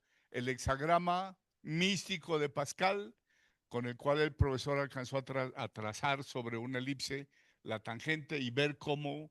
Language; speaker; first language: Spanish; native; Spanish